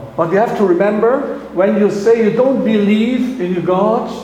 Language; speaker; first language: English; non-native, fluent; German